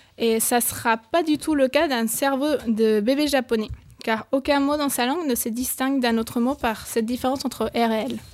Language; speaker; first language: French; non-native, fluent; Spanish